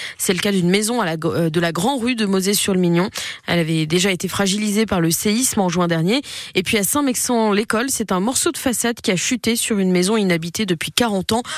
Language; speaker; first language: French; native; French